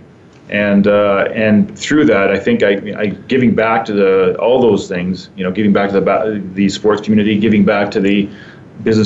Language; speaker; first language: English; native; English